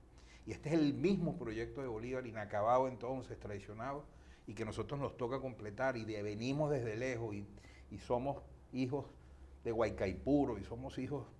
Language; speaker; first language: Spanish; native; Spanish